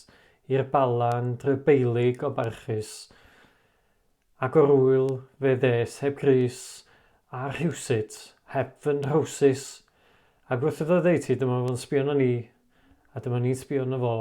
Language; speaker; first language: Welsh; native; Welsh